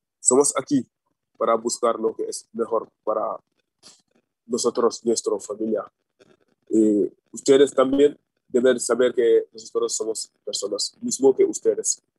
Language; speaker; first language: Spanish; non-native, learner; Wolof